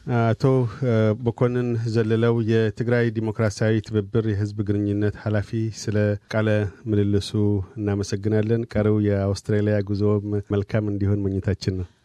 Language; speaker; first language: Amharic; native; Amharic